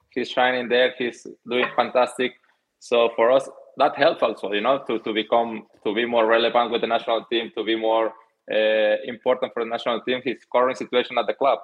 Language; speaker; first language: English; non-native, fluent; Spanish